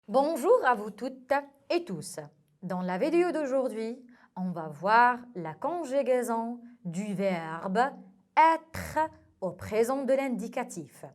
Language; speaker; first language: French; non-native, local second language; Arabic